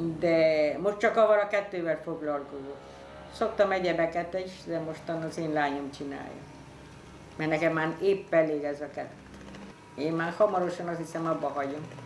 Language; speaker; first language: Hungarian; early bilingual, heritage; Hungarian